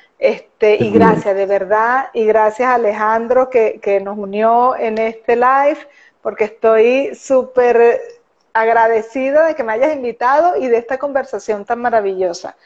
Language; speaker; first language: Spanish; native; Spanish